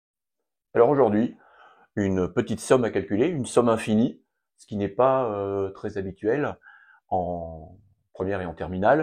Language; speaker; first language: French; native; French